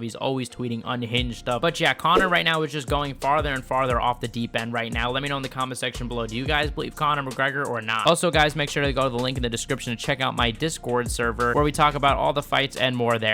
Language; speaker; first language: English; native; English